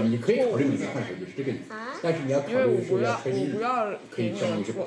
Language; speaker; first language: Chinese; native; Chinese